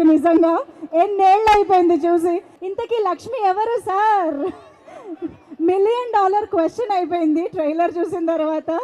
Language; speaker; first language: Telugu; native; Telugu